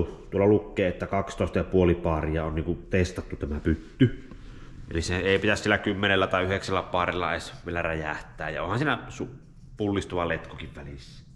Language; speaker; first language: Finnish; native; Finnish